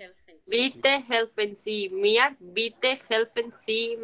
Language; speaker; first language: German; non-native, learner; Spanish